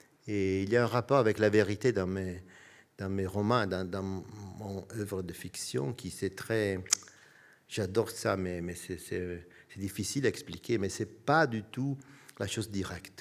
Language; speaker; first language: French; non-native, fluent; Italian